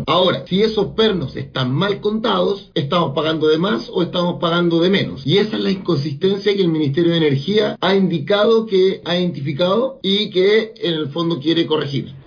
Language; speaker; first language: Spanish; native; Spanish